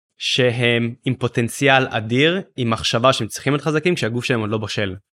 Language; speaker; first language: Hebrew; native; Hebrew